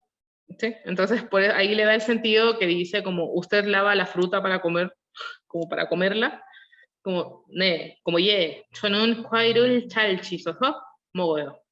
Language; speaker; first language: Spanish; non-native, learner; Korean